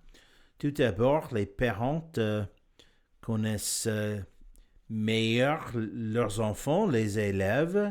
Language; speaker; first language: French; non-native, learner; English